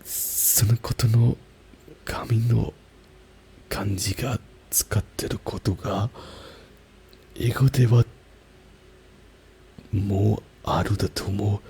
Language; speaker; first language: Japanese; non-native, learner; German